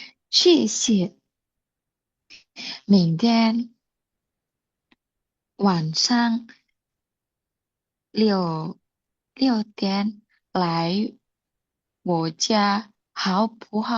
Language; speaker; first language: Chinese; non-native, learner; Indonesian